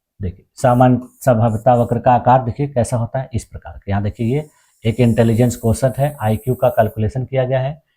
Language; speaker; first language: Hindi; native; Hindi